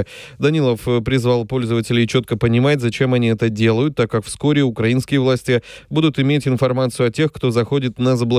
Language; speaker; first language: Russian; native; Russian